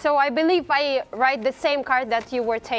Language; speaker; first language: English; non-native, fluent; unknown